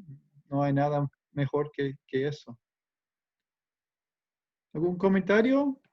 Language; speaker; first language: Spanish; non-native, fluent; English